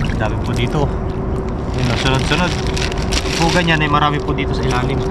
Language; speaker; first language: Filipino; native; Filipino